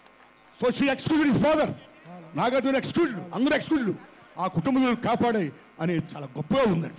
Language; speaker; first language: Telugu; native; Telugu